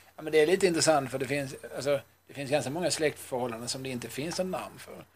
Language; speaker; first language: Swedish; native; Swedish